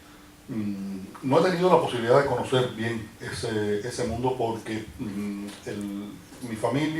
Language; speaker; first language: Spanish; native; Spanish